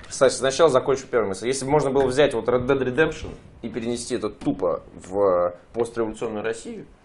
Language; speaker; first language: Russian; native; Russian